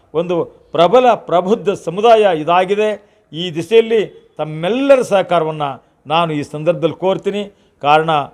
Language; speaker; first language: Kannada; native; Kannada